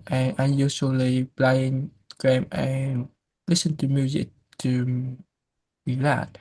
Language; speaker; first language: English; non-native, learner; Vietnamese